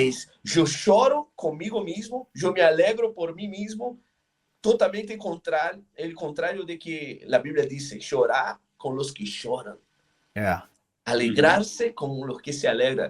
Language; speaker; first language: Spanish; non-native, fluent; Portuguese